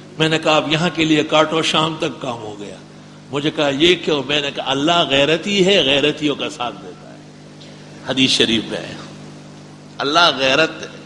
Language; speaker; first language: Urdu; non-native, local second language; Pashto